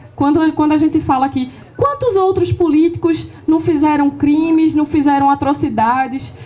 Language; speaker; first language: Portuguese; native; Portuguese